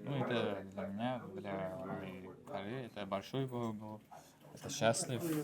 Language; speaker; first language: Russian; non-native, learner; Uzbek